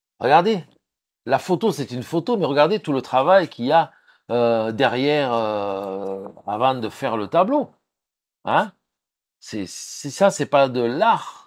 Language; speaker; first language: French; native; French